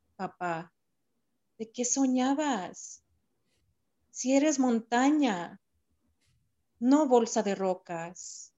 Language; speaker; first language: Spanish; early bilingual, heritage; Spanish